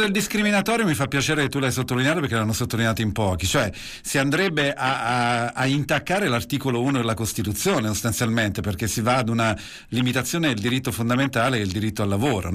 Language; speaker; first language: Italian; native; Italian